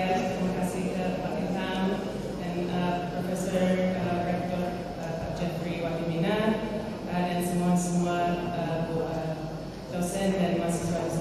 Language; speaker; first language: Indonesian; non-native, fluent; English